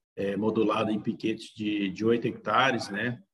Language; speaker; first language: Portuguese; native; Portuguese